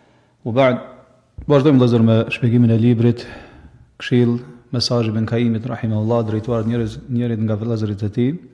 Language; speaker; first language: Albanian; native; Albanian